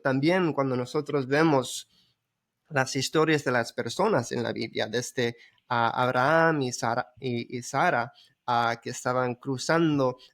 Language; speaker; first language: Spanish; early bilingual, heritage; Spanish